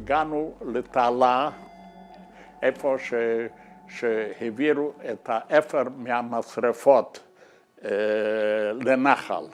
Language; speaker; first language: Hebrew; non-native, fluent; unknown